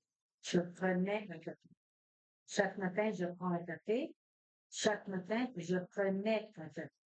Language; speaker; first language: French; non-native, fluent; Hindi